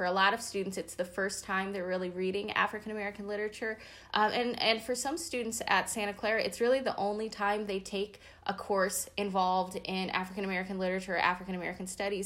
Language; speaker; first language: English; native; English